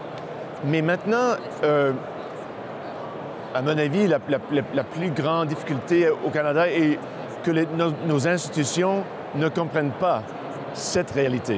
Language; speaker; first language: French; non-native, local second language; English